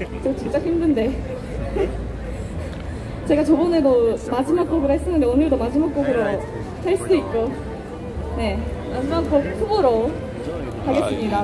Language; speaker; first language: Korean; non-native, fluent; Japanese